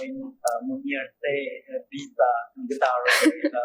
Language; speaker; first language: Albanian; non-native, learner; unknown